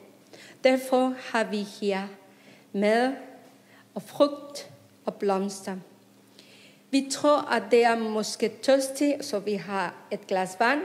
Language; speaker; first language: Danish; non-native, fluent; Spanish